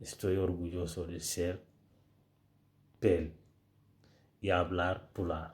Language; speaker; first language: Spanish; non-native, fluent; Fula